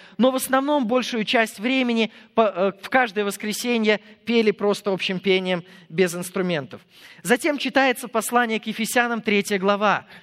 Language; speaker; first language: Russian; non-native, fluent; English